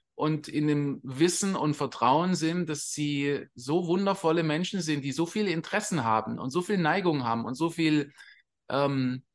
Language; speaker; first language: German; native; German